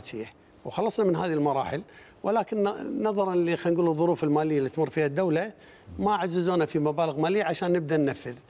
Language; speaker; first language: Arabic; native; Arabic